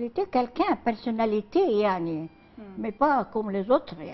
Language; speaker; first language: French; non-native, learner; Arabic